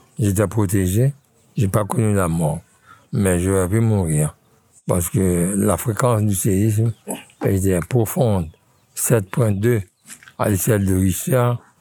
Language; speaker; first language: French; non-native, local second language; Haitian Creole